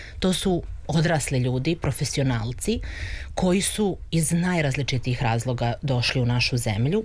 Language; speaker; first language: Serbian; native; Serbian